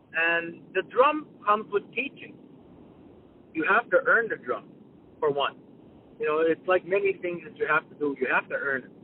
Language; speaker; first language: English; non-native, fluent; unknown